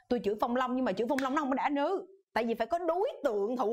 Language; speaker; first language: Vietnamese; native; Vietnamese